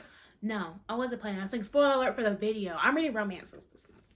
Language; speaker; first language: English; native; English